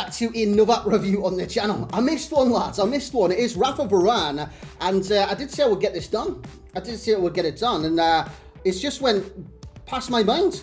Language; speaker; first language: English; native; English